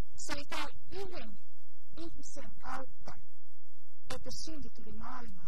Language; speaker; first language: Finnish; early bilingual, heritage; Finnish